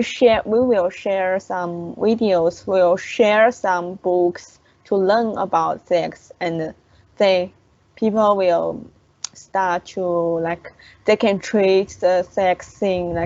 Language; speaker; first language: English; non-native, learner; Chinese